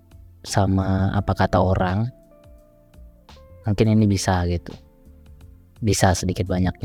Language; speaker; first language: Indonesian; native; Indonesian